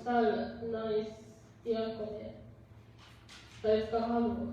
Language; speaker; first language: Finnish; non-native, fluent; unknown